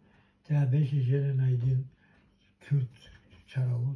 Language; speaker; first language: Bulgarian; non-native, local second language; Turkish